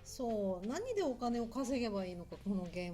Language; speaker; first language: Japanese; native; Japanese